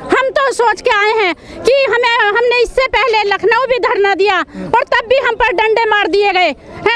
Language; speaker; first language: Hindi; native; Hindi